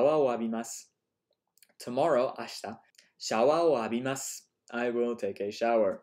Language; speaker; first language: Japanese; non-native, fluent; English